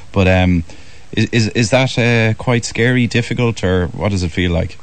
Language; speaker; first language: English; native; English